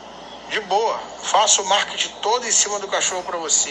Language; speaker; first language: Portuguese; native; Portuguese